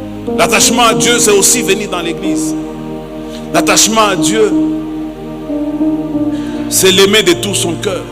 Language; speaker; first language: French; non-native, local second language; Swahili